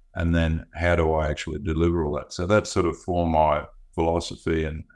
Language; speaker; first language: English; native; English